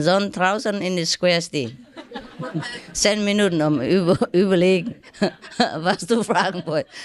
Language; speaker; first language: German; non-native, learner; Vietnamese